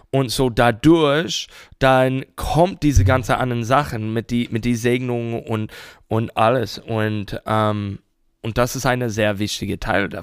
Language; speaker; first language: German; non-native, fluent; English